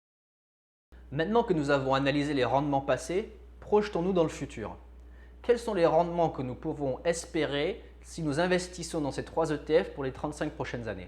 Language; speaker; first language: French; native; French